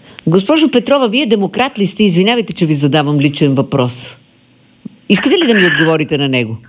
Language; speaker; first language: Bulgarian; native; Bulgarian